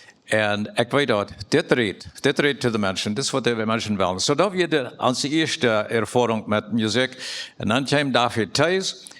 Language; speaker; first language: German; non-native, learner; Plautdietsch